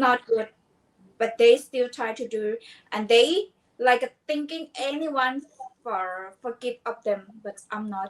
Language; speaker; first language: English; non-native, learner; Thai